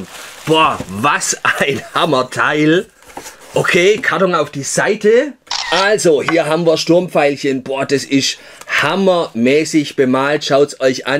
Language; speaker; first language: German; native; German